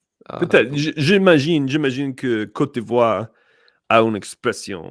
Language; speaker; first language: French; non-native, learner; English